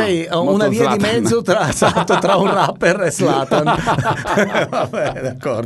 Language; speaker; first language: Italian; native; Italian